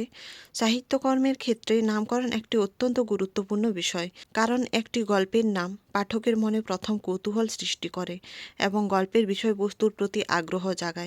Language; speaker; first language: Bangla; native; Bangla